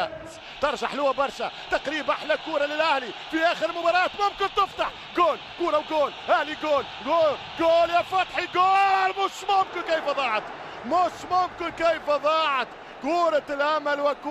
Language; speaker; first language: Arabic; native; Arabic